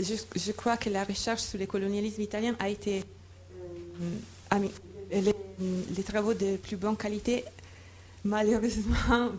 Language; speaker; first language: French; non-native, fluent; Italian